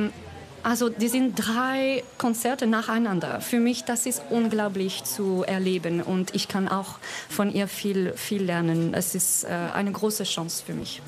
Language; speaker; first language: German; non-native, fluent; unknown